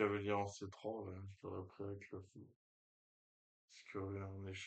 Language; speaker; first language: French; native; French